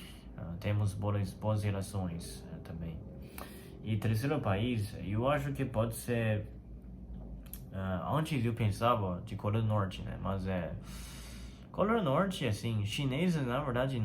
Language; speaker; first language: Portuguese; non-native, fluent; Chinese